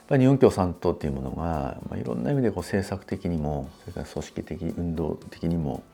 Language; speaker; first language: Japanese; native; Japanese